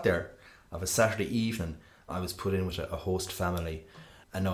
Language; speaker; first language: English; native; English